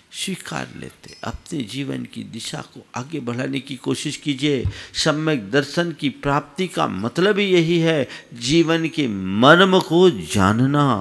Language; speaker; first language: Hindi; native; Hindi